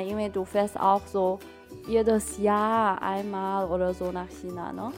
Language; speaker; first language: German; non-native, fluent; Chinese